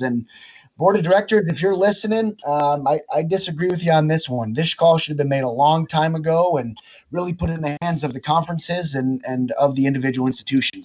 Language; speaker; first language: English; native; English